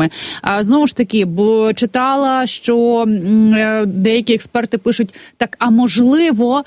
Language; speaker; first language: Ukrainian; native; Ukrainian